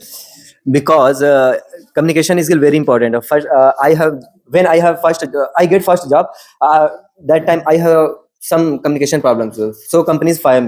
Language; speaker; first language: English; non-native, learner; Hindi